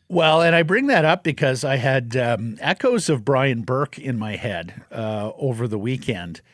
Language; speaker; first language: English; native; English